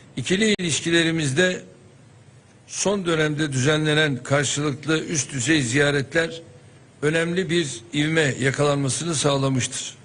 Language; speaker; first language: Turkish; native; Turkish